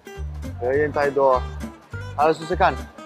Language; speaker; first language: Chinese; non-native, fluent; French